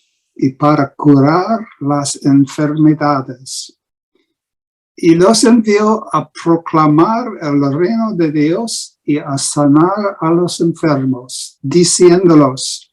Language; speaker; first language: Spanish; non-native, learner; English